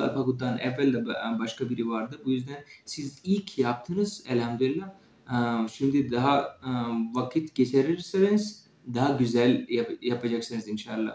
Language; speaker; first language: Turkish; non-native, fluent; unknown